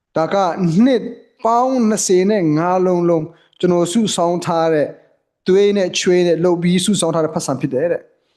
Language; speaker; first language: Burmese; native; Burmese